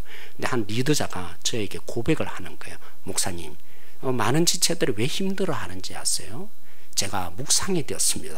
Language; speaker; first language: Korean; native; Korean